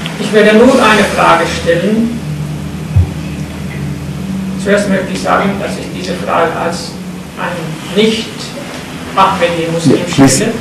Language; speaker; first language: German; non-native, fluent; Turkish